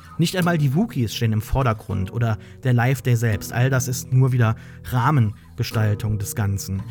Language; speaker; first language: German; native; German